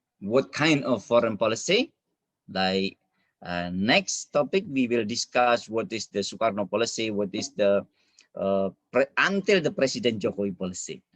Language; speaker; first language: English; non-native, fluent; Indonesian